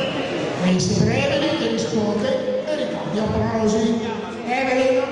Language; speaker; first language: Italian; native; Italian